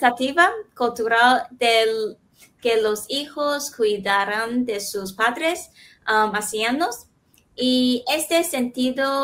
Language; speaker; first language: Spanish; non-native, fluent; Chinese